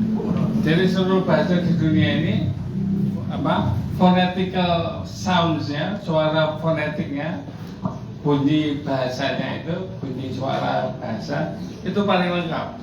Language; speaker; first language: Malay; non-native, local second language; Javanese